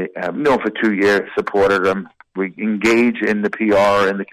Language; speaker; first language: English; native; English